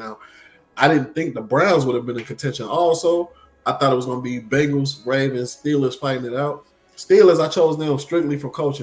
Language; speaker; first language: English; native; English